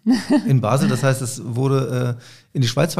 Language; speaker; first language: German; native; German